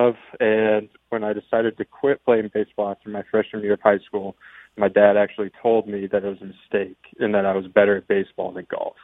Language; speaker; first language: English; native; English